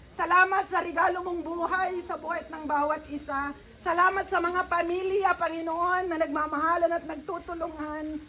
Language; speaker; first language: Filipino; non-native, local second language; Iloko